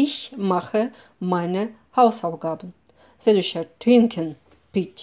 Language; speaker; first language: German; non-native, fluent; Russian